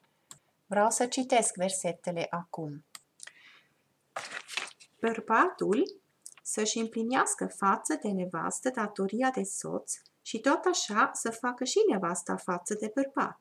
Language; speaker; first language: Romanian; non-native, fluent; German